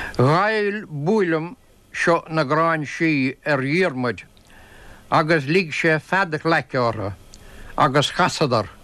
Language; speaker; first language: Irish; native; Irish